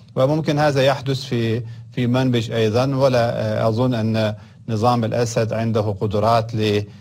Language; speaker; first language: Arabic; non-native, fluent; Turkish